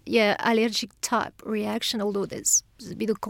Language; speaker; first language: English; non-native, fluent; French